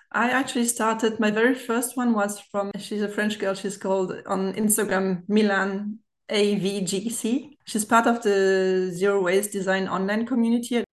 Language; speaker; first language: English; non-native, fluent; German